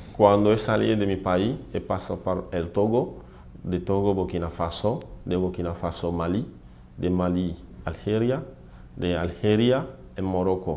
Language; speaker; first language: Spanish; non-native, learner; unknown